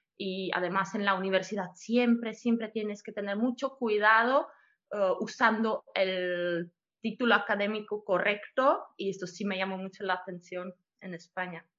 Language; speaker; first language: Spanish; non-native, fluent; Czech